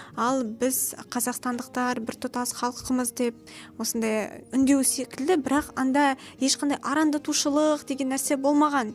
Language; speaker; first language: Kazakh; non-native, local second language; Russian